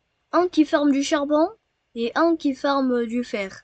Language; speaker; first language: French; native; French